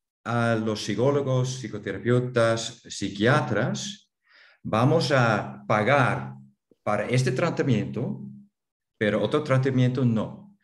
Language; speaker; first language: Spanish; non-native, fluent; Dutch